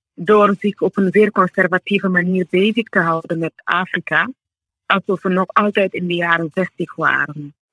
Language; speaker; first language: Dutch; non-native, fluent; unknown